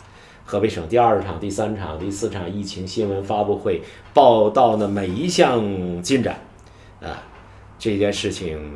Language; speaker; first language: Chinese; native; Chinese